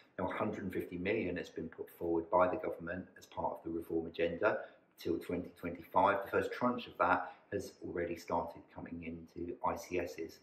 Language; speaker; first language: English; native; English